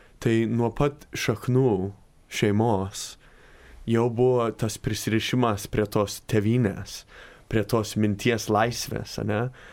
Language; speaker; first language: Lithuanian; early bilingual, heritage; Lithuanian